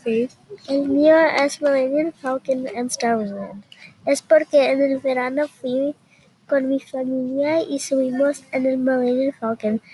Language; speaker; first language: Spanish; early bilingual, heritage; Spanish